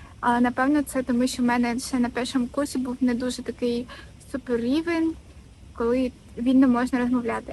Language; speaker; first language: Ukrainian; non-native, local second language; Russian